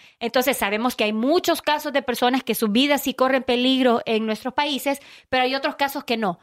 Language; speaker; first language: Spanish; native; Spanish